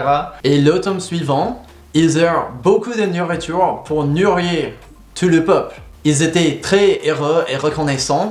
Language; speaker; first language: French; non-native, fluent; English